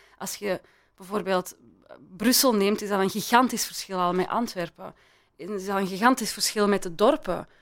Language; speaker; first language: Dutch; early bilingual, other home language; Persian